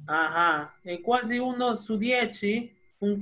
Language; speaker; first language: Italian; non-native, fluent; Spanish